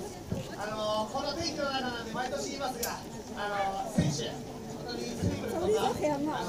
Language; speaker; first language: Japanese; native; Japanese